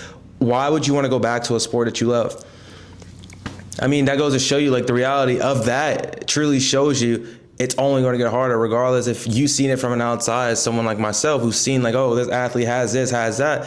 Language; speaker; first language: English; native; English